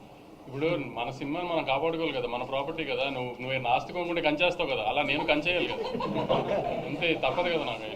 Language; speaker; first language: Telugu; native; Telugu